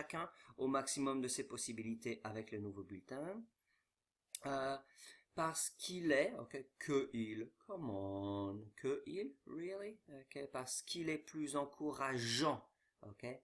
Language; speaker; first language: French; non-native, fluent; English